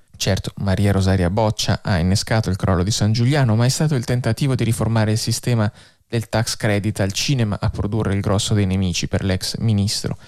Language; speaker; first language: Italian; native; Italian